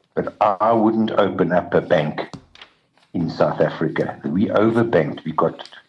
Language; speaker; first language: English; native; English